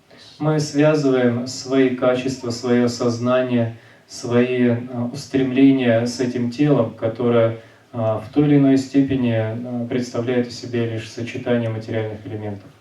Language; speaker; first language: Russian; native; Russian